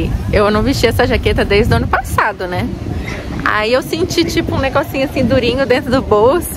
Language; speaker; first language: Portuguese; native; Portuguese